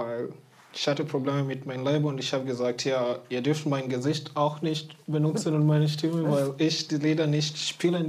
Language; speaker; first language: German; non-native, fluent; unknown